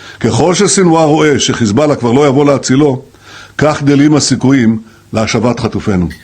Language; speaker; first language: Hebrew; native; Hebrew